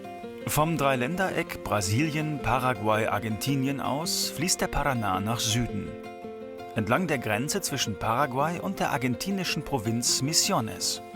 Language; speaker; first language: German; native; German